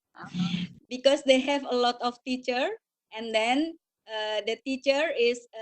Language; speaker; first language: English; non-native, learner; Indonesian